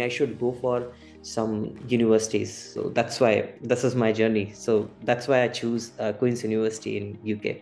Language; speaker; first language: English; non-native, local second language; Hindi